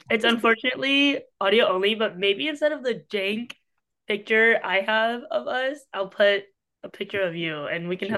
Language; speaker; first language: English; native; English